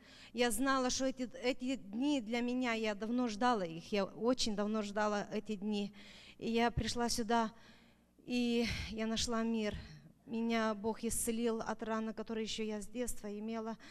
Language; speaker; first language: Russian; non-native, local second language; Romanian